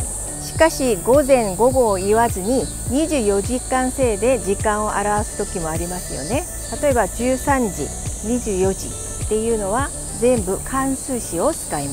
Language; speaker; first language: Japanese; non-native, fluent; Korean